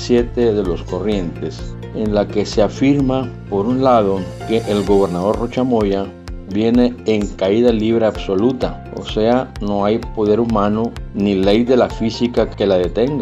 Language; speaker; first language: Spanish; native; Spanish